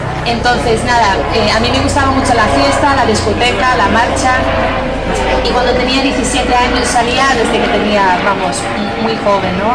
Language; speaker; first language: Spanish; non-native, fluent; English